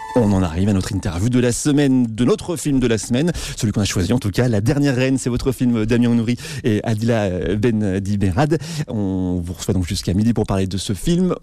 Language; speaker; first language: French; native; French